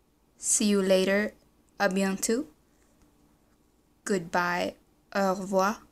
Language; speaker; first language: French; non-native, learner; English